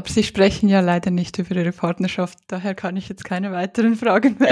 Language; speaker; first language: German; native; German